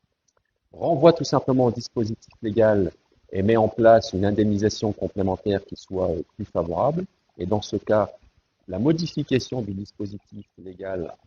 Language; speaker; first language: French; native; French